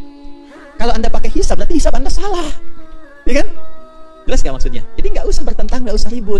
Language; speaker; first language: Indonesian; native; Indonesian